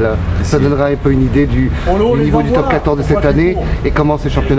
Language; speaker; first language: French; native; French